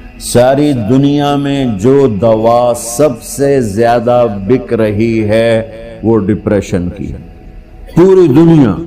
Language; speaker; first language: Urdu; non-native, local second language; Punjabi